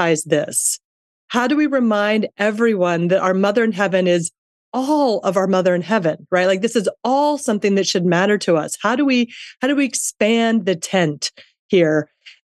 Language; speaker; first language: English; native; English